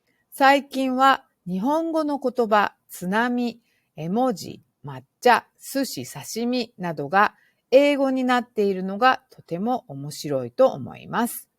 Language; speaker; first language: Japanese; non-native, fluent; English